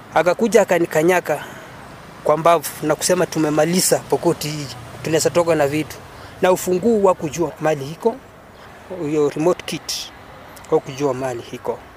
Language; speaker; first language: Swahili; non-native, local second language; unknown